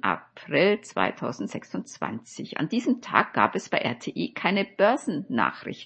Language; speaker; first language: German; native; German